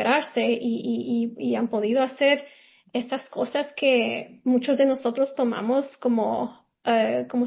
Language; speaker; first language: Spanish; early bilingual, heritage; Spanish